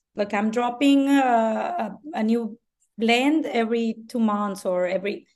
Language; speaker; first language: English; non-native, fluent; Spanish